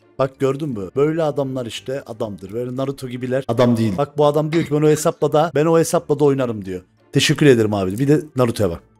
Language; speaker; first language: Turkish; native; Turkish